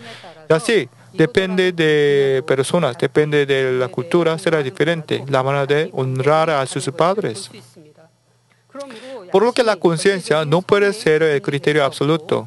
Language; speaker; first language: Spanish; non-native, learner; Korean